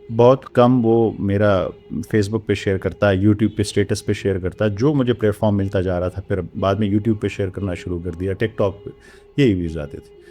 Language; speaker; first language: Urdu; non-native, local second language; Pashto